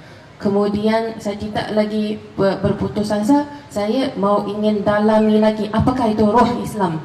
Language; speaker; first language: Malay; non-native, fluent; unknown